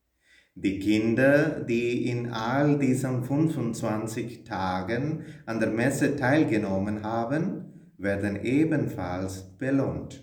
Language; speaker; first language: German; non-native, fluent; Malayalam